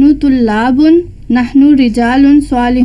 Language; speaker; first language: Arabic; non-native, learner; Urdu